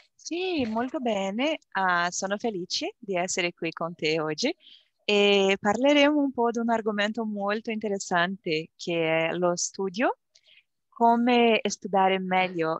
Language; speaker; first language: Italian; non-native, learner; Portuguese